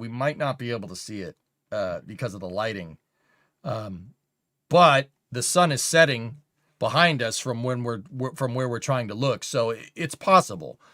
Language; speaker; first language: English; native; English